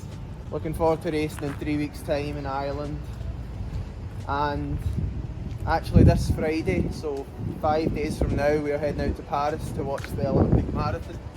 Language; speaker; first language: English; native; English